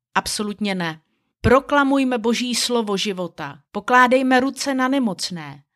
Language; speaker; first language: Czech; native; Czech